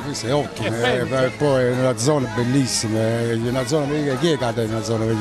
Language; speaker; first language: Italian; native; Italian